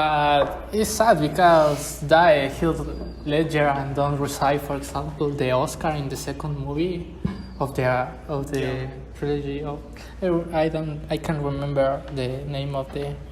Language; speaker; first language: English; non-native, learner; Spanish